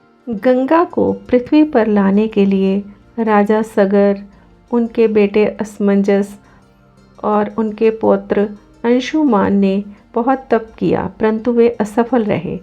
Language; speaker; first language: Hindi; native; Hindi